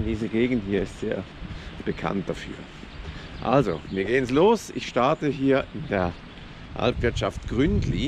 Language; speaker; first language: German; native; German